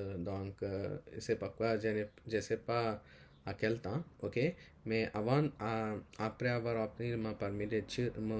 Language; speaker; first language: French; non-native, learner; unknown